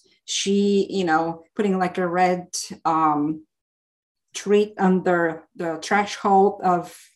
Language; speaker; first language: English; non-native, fluent; Bulgarian